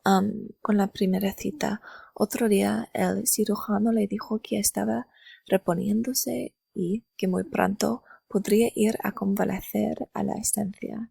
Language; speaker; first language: Spanish; non-native, learner; English